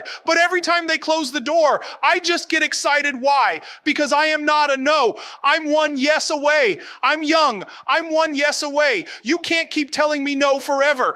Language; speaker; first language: English; native; English